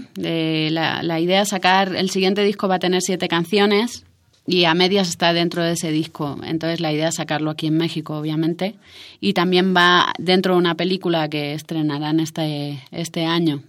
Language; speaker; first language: Spanish; native; Spanish